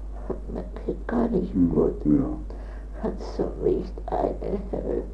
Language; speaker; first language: German; non-native, learner; Japanese